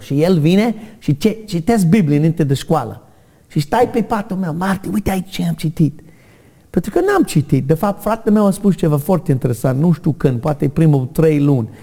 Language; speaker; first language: Romanian; non-native, learner; English